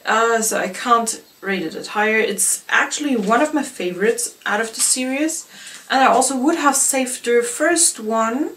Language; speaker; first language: English; non-native, fluent; German